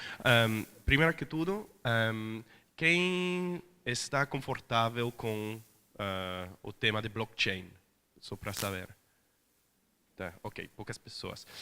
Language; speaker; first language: Portuguese; non-native, fluent; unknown